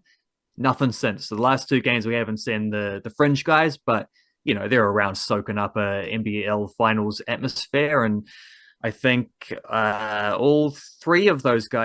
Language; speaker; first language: English; native; English